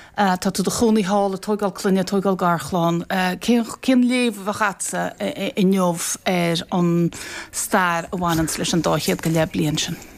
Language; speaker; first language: Irish; native; Irish